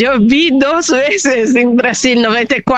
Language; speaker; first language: Spanish; non-native, fluent; Portuguese